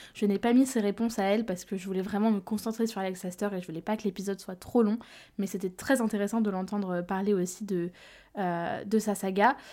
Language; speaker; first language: French; native; French